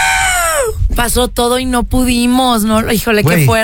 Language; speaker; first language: Spanish; native; Spanish